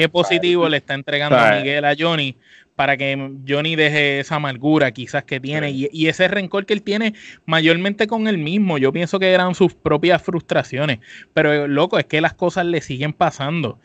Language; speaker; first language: Spanish; native; Spanish